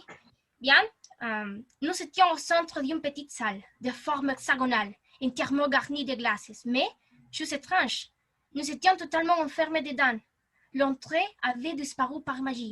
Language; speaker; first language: French; non-native, learner; Spanish